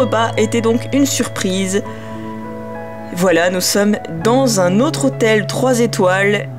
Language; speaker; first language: French; native; French